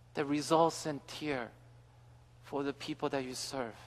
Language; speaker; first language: English; early bilingual, other home language; Korean